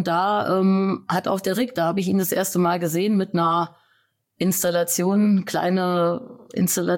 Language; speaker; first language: German; native; German